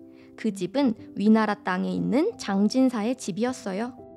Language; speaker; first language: Korean; native; Korean